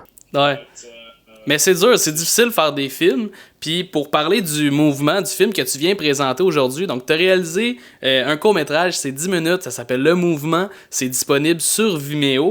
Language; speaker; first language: French; native; French